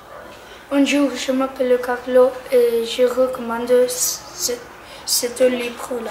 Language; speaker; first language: French; non-native, learner; Catalan